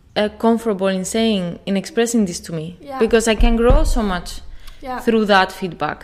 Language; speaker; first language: English; non-native, fluent; Spanish